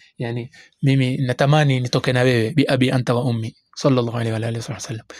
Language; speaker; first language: Swahili; native; Swahili